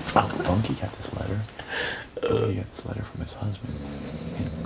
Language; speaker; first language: English; native; English